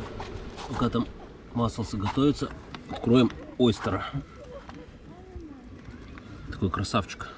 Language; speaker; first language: Russian; native; Russian